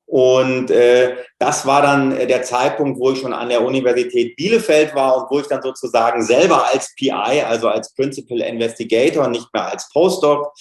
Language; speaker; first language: German; native; German